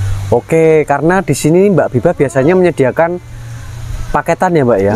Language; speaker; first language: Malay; non-native, local second language; Javanese